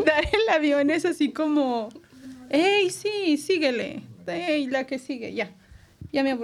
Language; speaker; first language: Spanish; native; Spanish